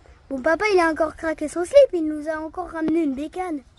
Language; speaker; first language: French; native; French